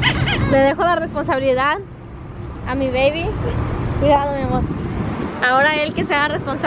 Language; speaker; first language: Spanish; native; Spanish